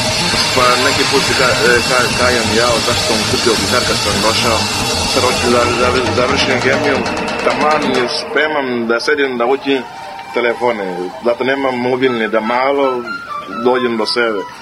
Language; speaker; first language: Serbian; non-native, fluent; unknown